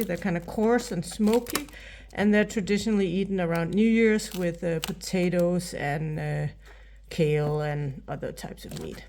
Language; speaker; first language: English; non-native, fluent; Danish